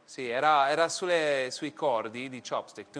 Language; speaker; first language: Italian; non-native, fluent; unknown